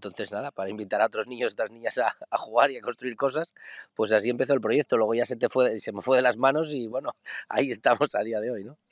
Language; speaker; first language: Spanish; native; Spanish